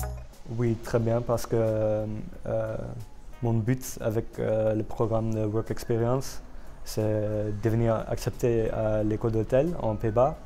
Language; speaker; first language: French; non-native, learner; Dutch